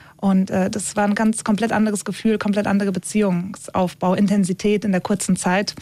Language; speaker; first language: German; early bilingual, other home language; Turkish